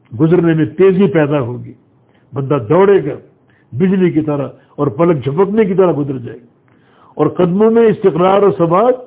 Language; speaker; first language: Urdu; native; Urdu